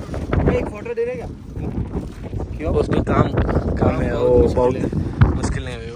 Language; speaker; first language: Hindi; non-native, local second language; Malayalam